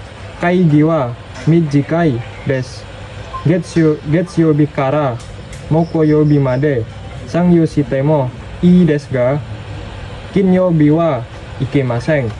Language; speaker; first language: Japanese; non-native, learner; Indonesian